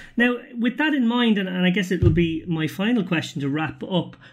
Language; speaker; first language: English; native; English